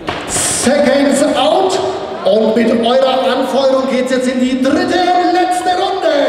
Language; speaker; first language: German; native; German